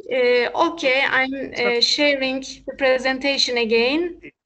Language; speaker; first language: English; non-native, fluent; Turkish